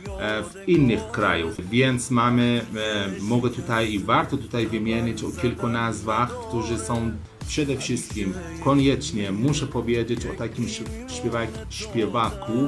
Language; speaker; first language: Polish; non-native, learner; Persian